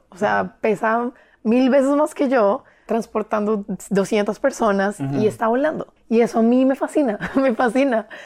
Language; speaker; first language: Spanish; native; Spanish